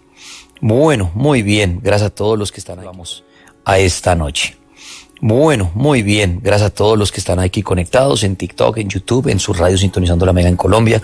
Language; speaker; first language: Spanish; native; Spanish